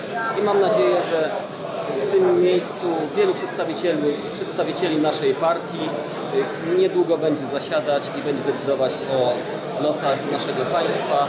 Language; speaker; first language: Polish; native; Polish